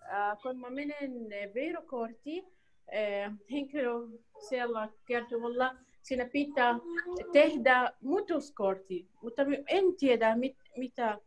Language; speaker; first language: Finnish; non-native, learner; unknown